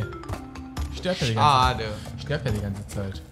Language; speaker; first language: German; native; German